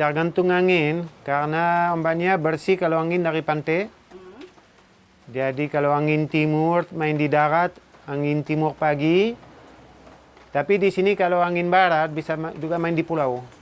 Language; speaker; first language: Indonesian; non-native, fluent; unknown